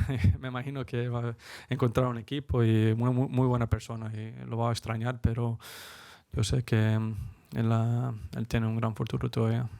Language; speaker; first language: Spanish; early bilingual, heritage; Spanish